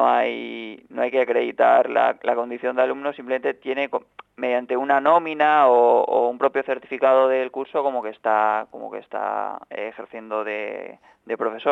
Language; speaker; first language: Spanish; native; Spanish